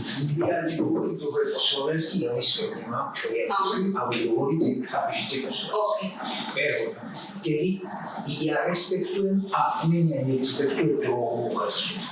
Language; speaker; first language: Slovak; non-native, learner; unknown